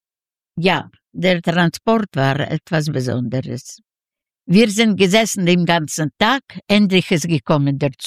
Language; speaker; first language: German; non-native, learner; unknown